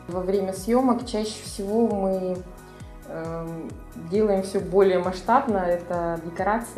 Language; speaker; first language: Russian; native; Russian